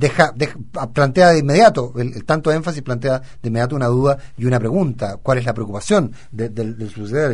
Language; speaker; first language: Spanish; native; Spanish